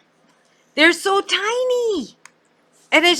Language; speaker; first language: English; native; English